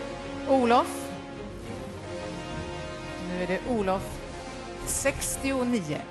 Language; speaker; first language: Swedish; native; Swedish